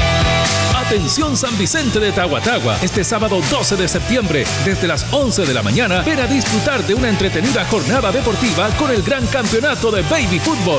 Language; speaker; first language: Spanish; native; Spanish